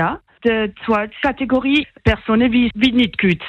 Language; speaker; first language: German; non-native, local second language; French